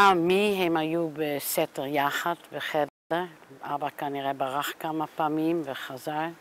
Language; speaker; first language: Hebrew; non-native, fluent; Dutch